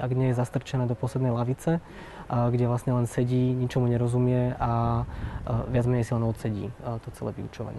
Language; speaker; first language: Slovak; native; Slovak